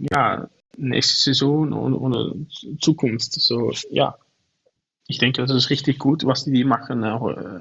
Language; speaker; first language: German; non-native, learner; Dutch